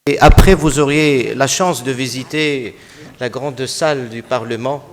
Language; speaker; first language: French; non-native, local second language; Arabic